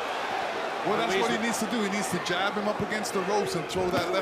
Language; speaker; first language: English; native; English